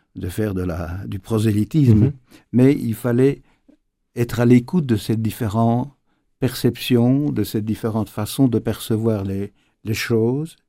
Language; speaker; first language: French; native; French